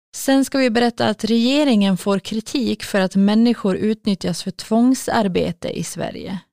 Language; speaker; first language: Swedish; native; Swedish